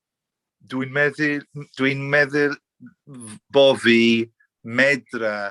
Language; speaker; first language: Welsh; non-native, learner; English